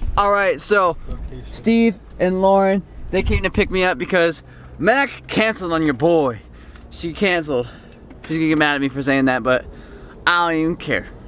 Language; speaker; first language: English; native; English